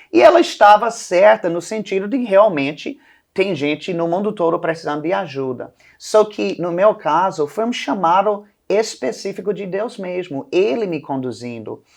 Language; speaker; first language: Portuguese; non-native, fluent; English